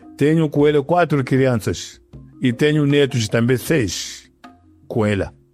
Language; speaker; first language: Portuguese; non-native, local second language; Yao